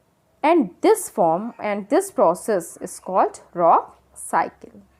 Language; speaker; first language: English; non-native, local second language; Hindi